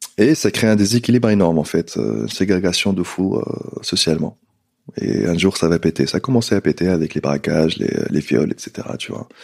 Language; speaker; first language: French; non-native, local second language; Arabic